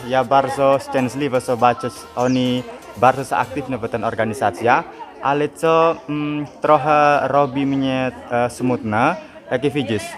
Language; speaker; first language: Polish; non-native, learner; Balinese